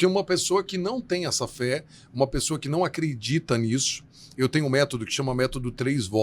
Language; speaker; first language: Portuguese; native; Portuguese